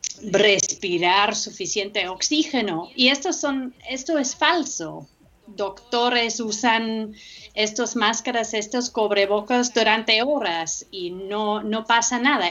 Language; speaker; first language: Spanish; non-native, fluent; English